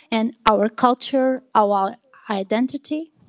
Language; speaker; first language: English; non-native, fluent; Portuguese